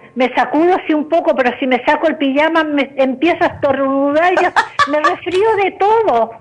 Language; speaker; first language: Spanish; native; Spanish